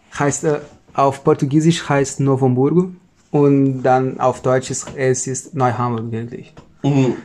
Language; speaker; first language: German; non-native, learner; Portuguese